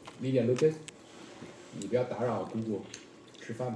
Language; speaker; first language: Chinese; native; Chinese